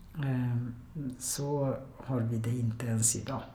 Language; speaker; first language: Swedish; non-native, fluent; Polish